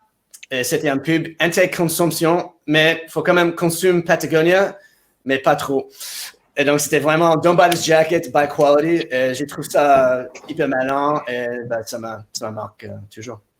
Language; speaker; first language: French; non-native, fluent; English